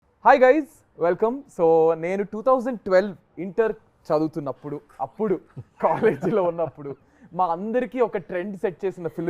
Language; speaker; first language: Telugu; native; Telugu